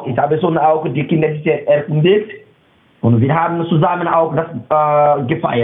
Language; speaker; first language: German; non-native, learner; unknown